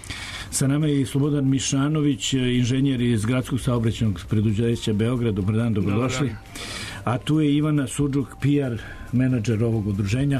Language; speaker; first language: Serbian; native; Serbian